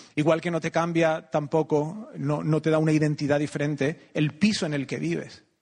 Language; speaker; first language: Spanish; native; Spanish